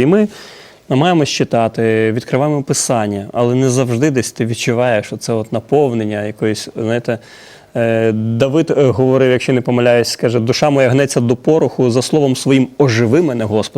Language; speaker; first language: Ukrainian; native; Ukrainian